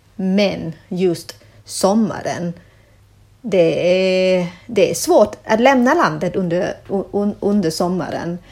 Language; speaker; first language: Swedish; non-native, fluent; Thai